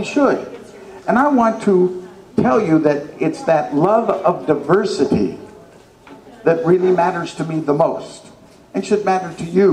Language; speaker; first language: English; native; English